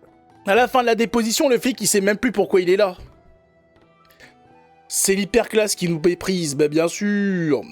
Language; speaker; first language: French; native; French